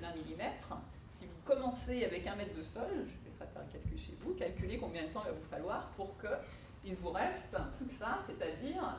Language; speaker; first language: French; native; French